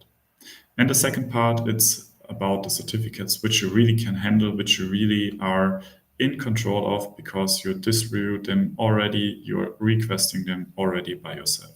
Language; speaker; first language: English; non-native, fluent; German